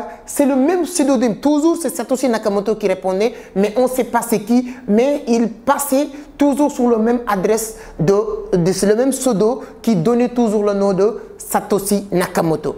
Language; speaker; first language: French; non-native, local second language; Wolof